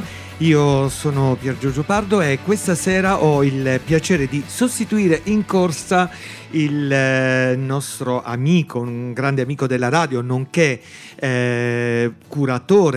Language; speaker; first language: Italian; native; Italian